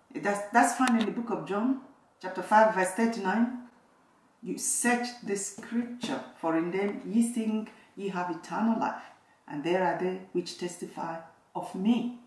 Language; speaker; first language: English; non-native, local second language; Igbo